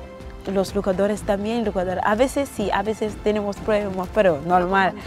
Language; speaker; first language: Spanish; non-native, learner; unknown